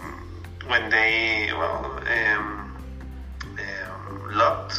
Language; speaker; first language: English; non-native, learner; Spanish